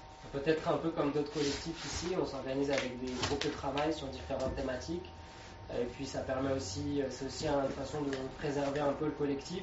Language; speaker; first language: French; native; French